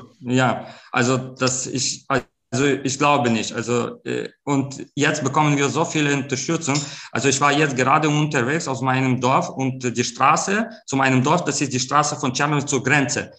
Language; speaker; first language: German; non-native, fluent; Ukrainian